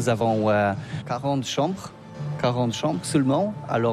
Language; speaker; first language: French; non-native, learner; Polish